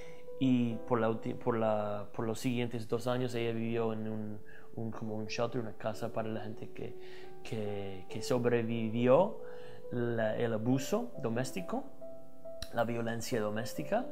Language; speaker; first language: Spanish; non-native, fluent; English